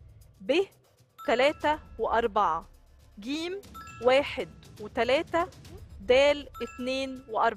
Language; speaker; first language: Arabic; native; Arabic